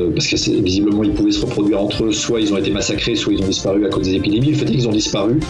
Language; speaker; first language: French; native; French